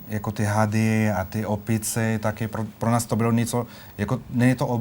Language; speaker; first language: Czech; non-native, fluent; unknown